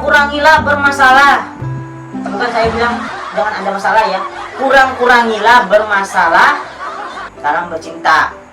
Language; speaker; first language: Indonesian; non-native, local second language; Javanese